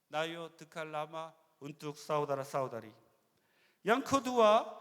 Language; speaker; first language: Malay; non-native, fluent; Korean